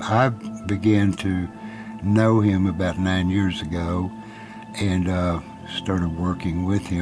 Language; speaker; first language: English; native; English